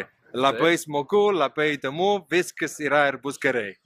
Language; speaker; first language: Lithuanian; non-native, learner; Italian